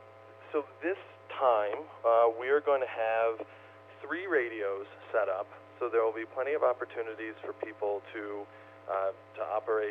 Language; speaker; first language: English; native; English